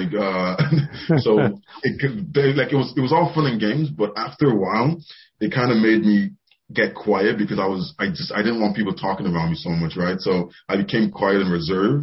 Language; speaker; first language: English; native; English